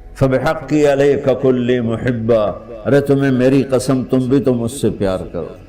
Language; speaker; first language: Urdu; non-native, local second language; Punjabi